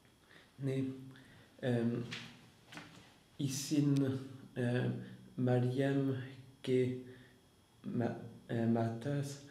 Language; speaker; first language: Greek; non-native, learner; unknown